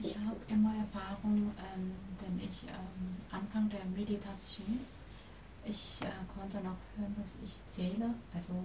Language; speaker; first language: German; non-native, learner; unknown